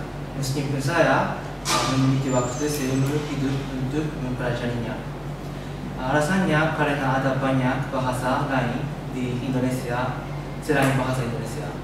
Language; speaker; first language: Indonesian; non-native, learner; Japanese